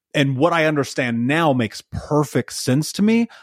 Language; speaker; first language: English; native; English